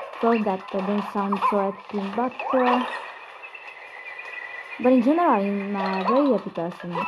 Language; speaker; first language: English; non-native, learner; Italian